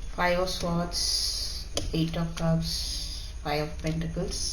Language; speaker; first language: English; non-native, local second language; Tamil